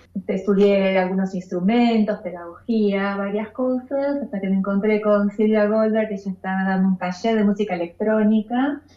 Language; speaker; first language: Spanish; native; Spanish